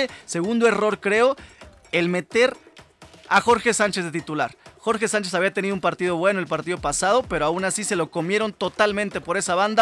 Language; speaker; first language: Spanish; native; Spanish